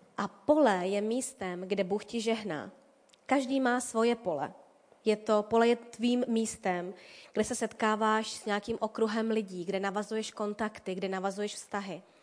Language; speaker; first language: Czech; native; Czech